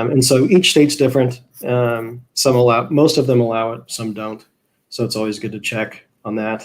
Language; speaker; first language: English; native; English